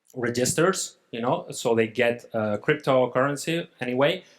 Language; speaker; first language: English; non-native, fluent; Catalan